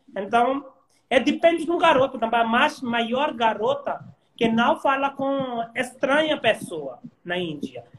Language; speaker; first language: Portuguese; non-native, learner; Hindi